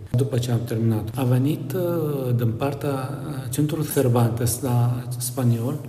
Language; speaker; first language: Romanian; non-native, fluent; Arabic